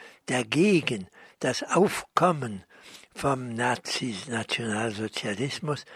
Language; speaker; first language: German; early bilingual, heritage; German